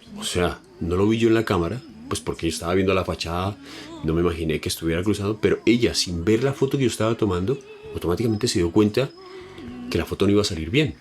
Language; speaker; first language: Spanish; native; Spanish